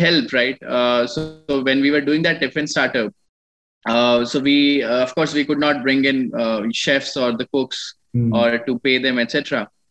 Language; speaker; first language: English; non-native, local second language; Punjabi